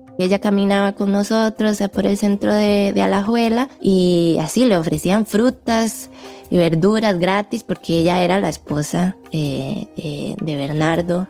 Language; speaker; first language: Spanish; native; Spanish